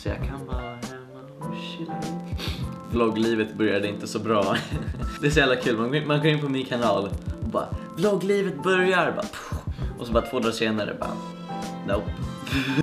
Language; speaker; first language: Swedish; native; Swedish